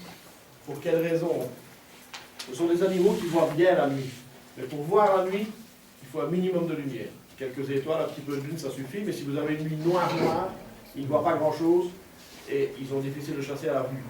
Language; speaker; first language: French; native; French